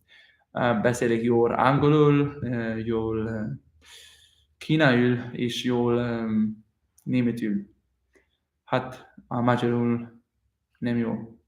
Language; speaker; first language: Hungarian; non-native, learner; Danish